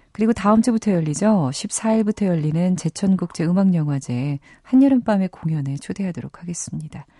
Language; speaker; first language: Korean; native; Korean